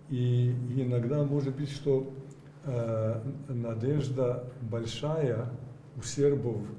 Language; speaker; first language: Russian; non-native, learner; Serbian